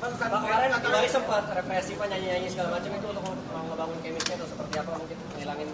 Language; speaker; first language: Indonesian; native; Indonesian